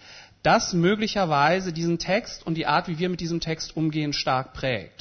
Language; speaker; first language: German; native; German